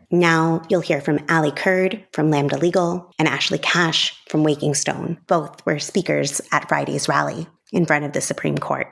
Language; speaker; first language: English; native; English